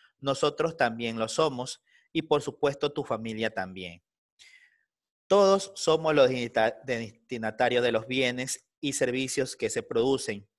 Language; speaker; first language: Spanish; native; Spanish